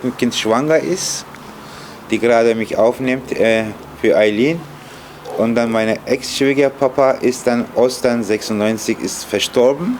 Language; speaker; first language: German; non-native, fluent; Turkish